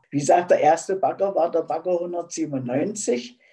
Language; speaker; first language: German; native; German